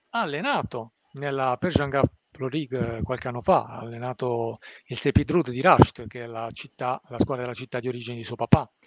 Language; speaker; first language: Italian; early bilingual, other home language; Persian